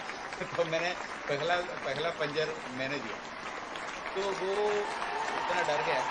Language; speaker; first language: Hindi; non-native, local second language; Malayalam